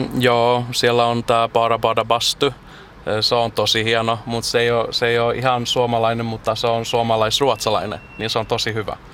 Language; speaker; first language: Finnish; early bilingual, heritage; Finnish